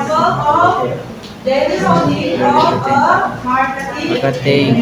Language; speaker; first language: English; non-native, fluent; Indonesian